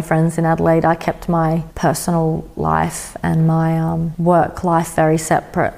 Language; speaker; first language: English; native; English